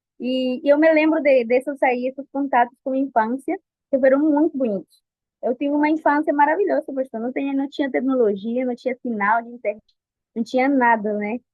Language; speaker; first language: Portuguese; non-native, fluent; Spanish